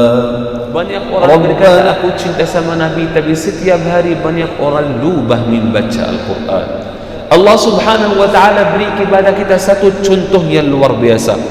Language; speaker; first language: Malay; non-native, fluent; Arabic